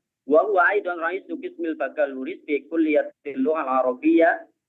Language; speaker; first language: Arabic; non-native, fluent; Indonesian